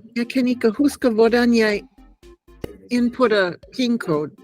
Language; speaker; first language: Danish; non-native, learner; English